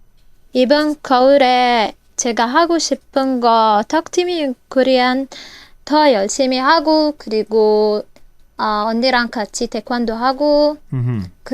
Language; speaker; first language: Korean; non-native, learner; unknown